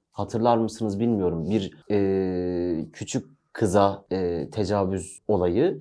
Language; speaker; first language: Turkish; native; Turkish